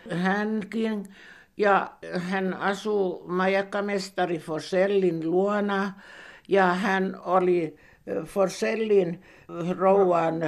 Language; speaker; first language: Finnish; non-native, local second language; Swedish